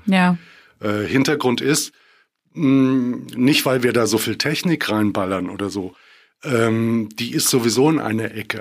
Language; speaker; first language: German; native; German